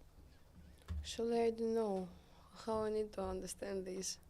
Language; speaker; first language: English; non-native, learner; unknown